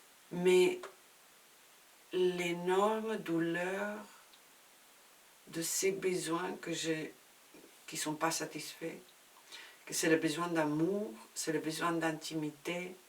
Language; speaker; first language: French; non-native, fluent; Spanish